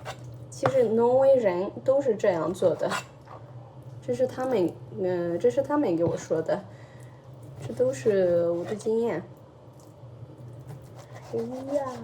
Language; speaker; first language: Chinese; early bilingual, heritage; Chinese